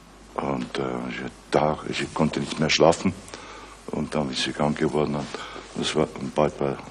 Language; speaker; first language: German; native; German